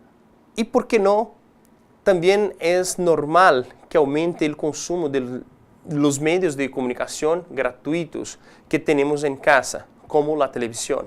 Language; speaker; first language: Spanish; non-native, fluent; Portuguese